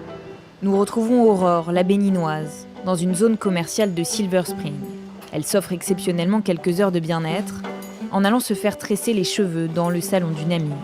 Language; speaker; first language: French; native; French